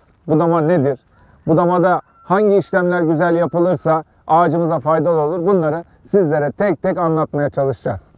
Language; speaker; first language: Turkish; native; Turkish